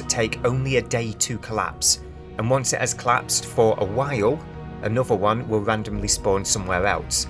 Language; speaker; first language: English; native; English